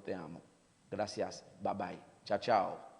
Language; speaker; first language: Spanish; non-native, learner; Haitian Creole